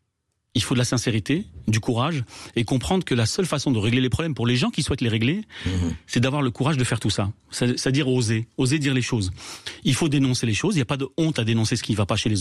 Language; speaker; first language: French; native; French